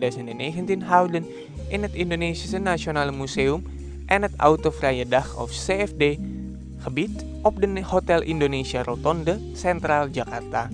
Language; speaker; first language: Dutch; non-native, fluent; Indonesian